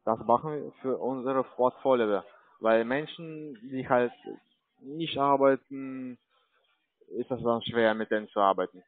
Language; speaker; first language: German; non-native, learner; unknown